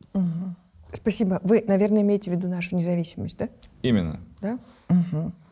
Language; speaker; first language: Russian; non-native, local second language; Kyrgyz